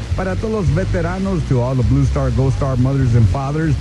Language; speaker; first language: English; early bilingual, other home language; Spanish